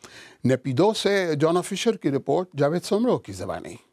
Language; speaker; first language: Urdu; native; Urdu